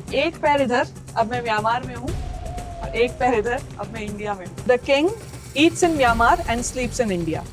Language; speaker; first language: Hindi; native; Hindi